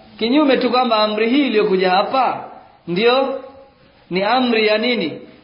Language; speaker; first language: Swahili; native; Swahili